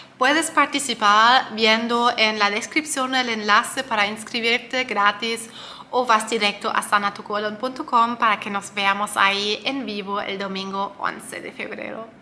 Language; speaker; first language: Spanish; non-native, fluent; German